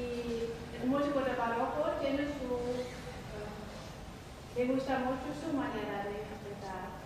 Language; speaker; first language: Spanish; non-native, fluent; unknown